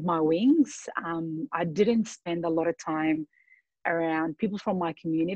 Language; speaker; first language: English; early bilingual, other home language; Arabic